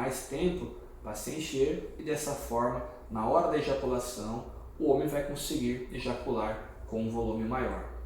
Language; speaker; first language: Portuguese; native; Portuguese